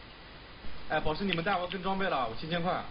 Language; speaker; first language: Chinese; native; Chinese